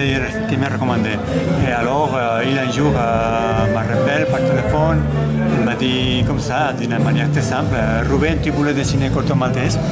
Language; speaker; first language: French; non-native, learner; Catalan